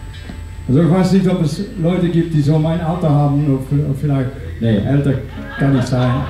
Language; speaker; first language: German; non-native, fluent; Dutch